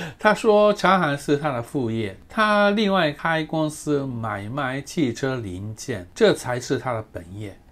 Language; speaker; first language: Chinese; non-native, fluent; Japanese